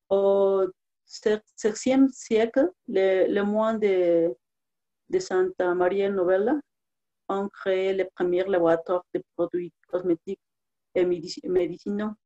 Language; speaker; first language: French; non-native, learner; Spanish